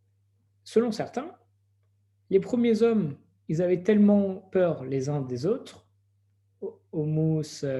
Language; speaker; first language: French; native; French